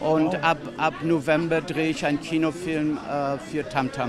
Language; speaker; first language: German; non-native, fluent; Persian